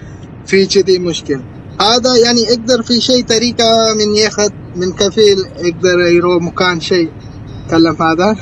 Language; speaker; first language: Arabic; non-native, learner; Tamil